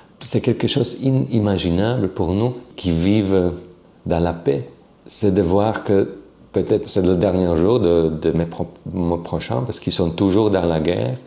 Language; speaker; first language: French; non-native, fluent; Slovak